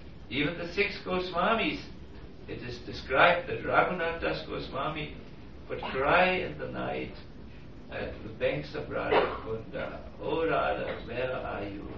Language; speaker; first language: English; non-native, fluent; German